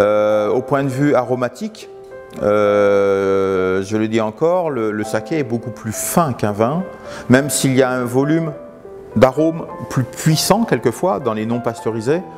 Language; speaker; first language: French; non-native, fluent; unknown